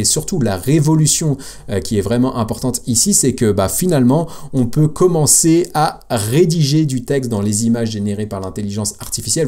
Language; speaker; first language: French; native; French